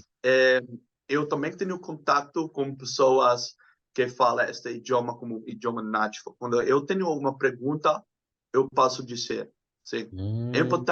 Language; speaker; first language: Portuguese; non-native, learner; Dutch